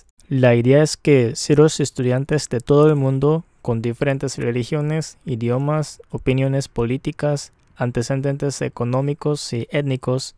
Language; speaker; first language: Spanish; non-native, fluent; Japanese